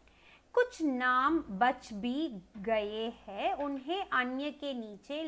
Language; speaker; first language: Hindi; non-native, local second language; Tamil